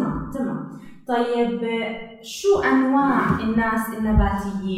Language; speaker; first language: Arabic; native; Arabic